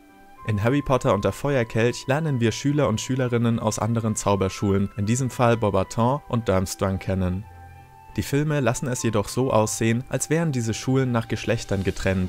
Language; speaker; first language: German; native; German